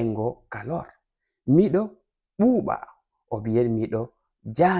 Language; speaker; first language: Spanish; non-native, fluent; Fula